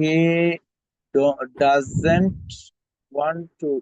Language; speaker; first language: English; non-native, learner; Bangla